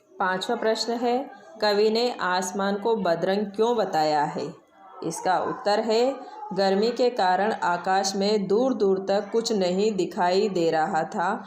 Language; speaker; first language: Hindi; native; Hindi